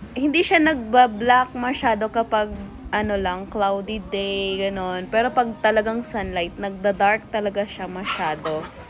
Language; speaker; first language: Filipino; non-native, local second language; Cebuano